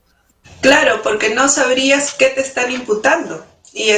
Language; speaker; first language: Spanish; native; Spanish